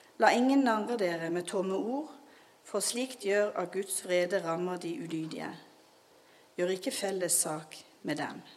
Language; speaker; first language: Norwegian; native; Norwegian